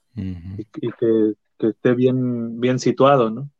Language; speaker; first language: Spanish; native; Spanish